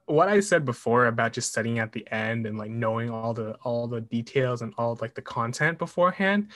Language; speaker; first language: English; native; English